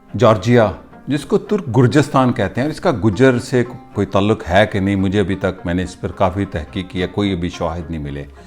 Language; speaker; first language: Hindi; non-native, local second language; Punjabi